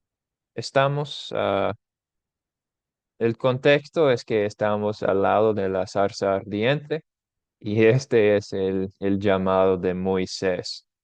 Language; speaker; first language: Spanish; non-native, fluent; English